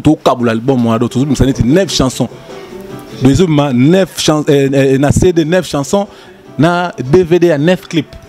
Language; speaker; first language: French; non-native, local second language; Lingala